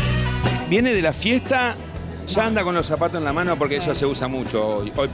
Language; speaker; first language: Spanish; native; Spanish